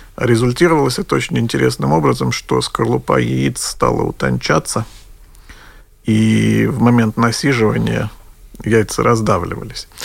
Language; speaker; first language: Russian; native; Russian